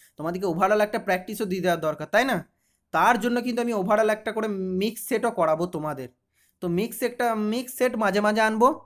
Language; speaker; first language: Bangla; native; Bangla